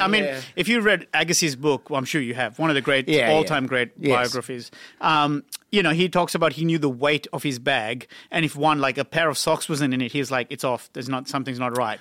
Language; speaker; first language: English; non-native, local second language; Sinhala